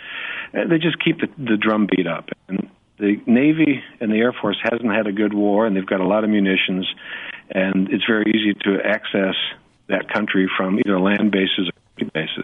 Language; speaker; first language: English; native; English